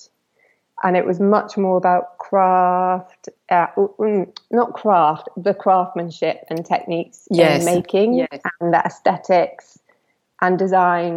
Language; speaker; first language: English; native; English